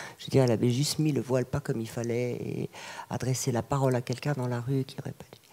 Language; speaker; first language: French; native; French